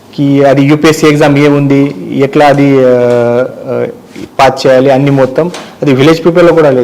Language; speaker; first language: Telugu; non-native, learner; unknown